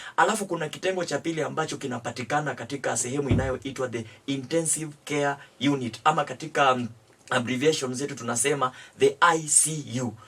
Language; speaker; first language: Swahili; non-native, local second language; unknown